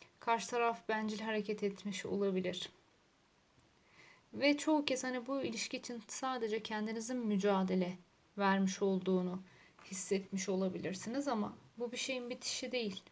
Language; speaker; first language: Turkish; native; Turkish